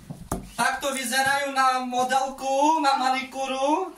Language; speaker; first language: Slovak; non-native, local second language; Romany